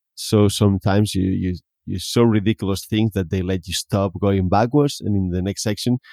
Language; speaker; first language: English; non-native, fluent; Spanish